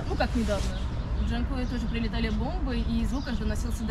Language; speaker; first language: Russian; native; Russian